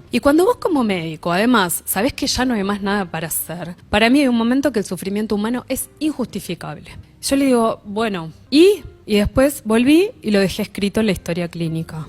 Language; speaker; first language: Spanish; native; Spanish